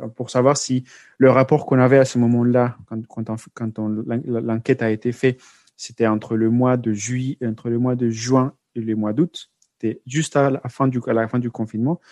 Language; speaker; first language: French; non-native, fluent; Spanish